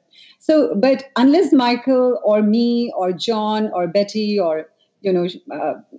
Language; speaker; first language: English; non-native, local second language; Hindi